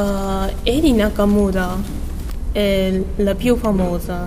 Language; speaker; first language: Italian; non-native, learner; Japanese